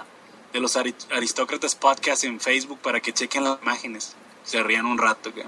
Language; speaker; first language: Spanish; native; Spanish